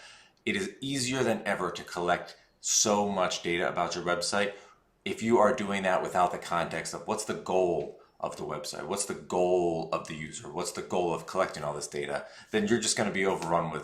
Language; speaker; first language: English; native; English